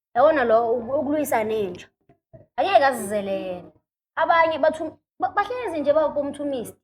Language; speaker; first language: Zulu; non-native, local second language; Swati